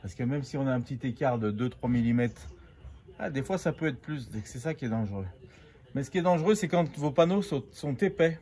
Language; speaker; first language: French; native; French